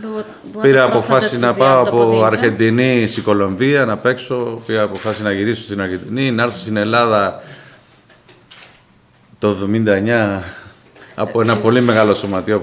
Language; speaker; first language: Greek; non-native, fluent; Spanish